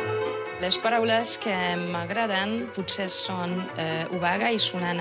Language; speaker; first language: Catalan; non-native, fluent; Hungarian